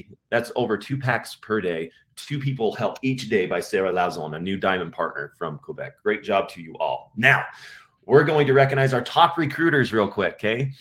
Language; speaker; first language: English; native; English